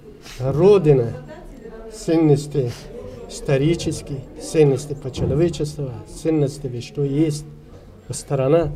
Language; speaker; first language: Russian; non-native, learner; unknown